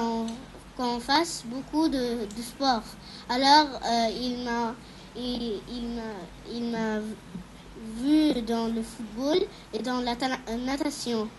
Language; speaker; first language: French; non-native, fluent; Arabic